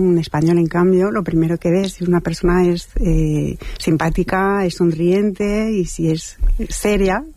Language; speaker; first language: Spanish; non-native, fluent; French